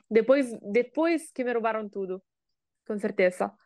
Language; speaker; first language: Portuguese; non-native, learner; Italian